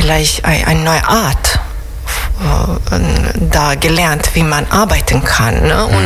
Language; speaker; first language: German; non-native, fluent; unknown